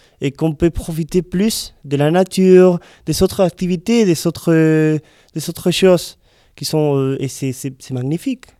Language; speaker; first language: French; non-native, learner; Spanish